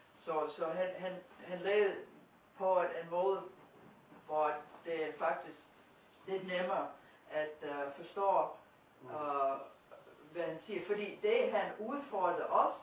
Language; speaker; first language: Danish; non-native, fluent; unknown